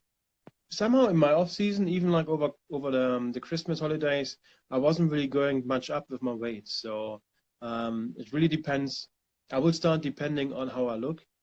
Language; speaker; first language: English; non-native, fluent; German